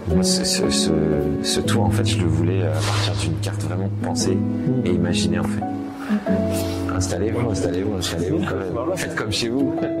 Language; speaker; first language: French; native; French